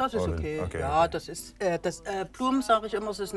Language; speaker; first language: German; native; German